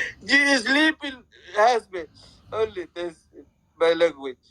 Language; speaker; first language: English; non-native, learner; Somali